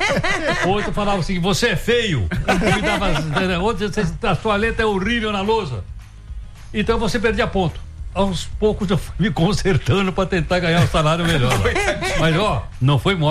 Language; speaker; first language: Portuguese; native; Portuguese